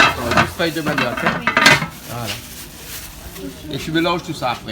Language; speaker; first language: French; native; French